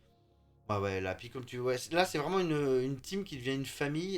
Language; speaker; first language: French; native; French